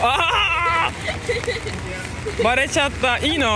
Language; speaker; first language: Japanese; non-native, learner; Turkish